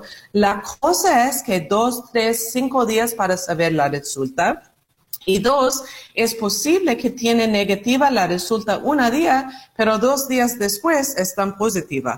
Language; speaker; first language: Spanish; non-native, learner; English